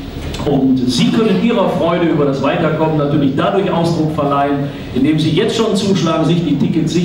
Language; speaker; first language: German; native; German